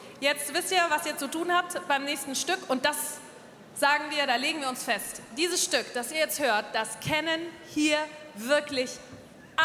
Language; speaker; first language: German; native; German